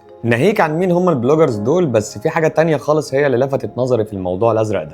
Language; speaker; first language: Arabic; native; Arabic